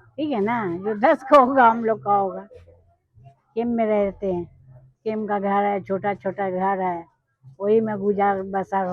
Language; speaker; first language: Hindi; early bilingual, heritage; Urdu